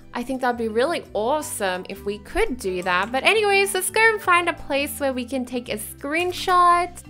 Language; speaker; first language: English; native; English